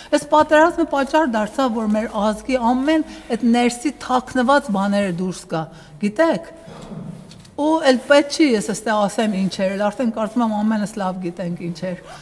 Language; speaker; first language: Armenian; early bilingual, heritage; Armenian